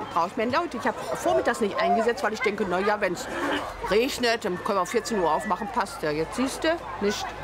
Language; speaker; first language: German; native; German